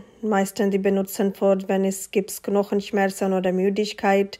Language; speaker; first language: German; non-native, learner; Urdu